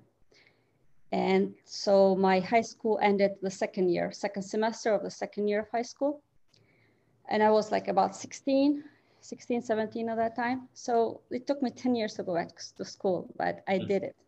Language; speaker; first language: English; non-native, fluent; Albanian